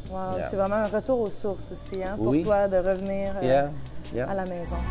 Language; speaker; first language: French; native; French